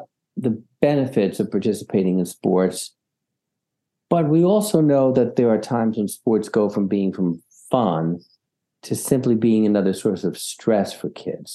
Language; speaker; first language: English; native; English